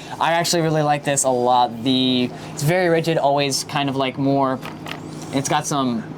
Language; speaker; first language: English; native; English